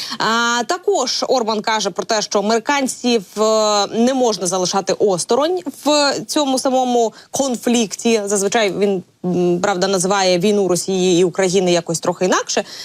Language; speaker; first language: Ukrainian; native; Ukrainian